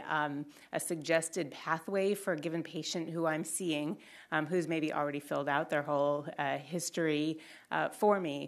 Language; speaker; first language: English; native; English